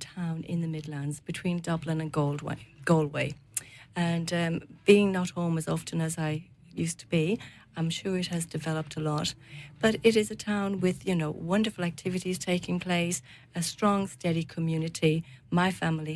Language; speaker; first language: English; native; English